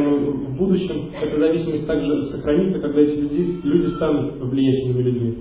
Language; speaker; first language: Russian; native; Russian